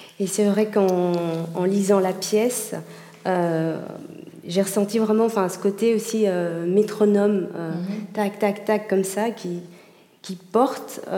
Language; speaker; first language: French; native; French